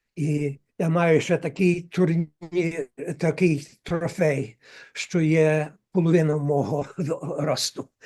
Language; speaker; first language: Ukrainian; early bilingual, heritage; Ukrainian